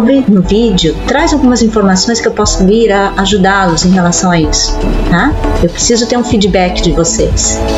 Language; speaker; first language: Portuguese; native; Portuguese